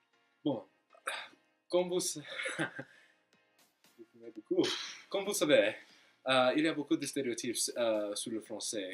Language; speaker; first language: French; non-native, learner; English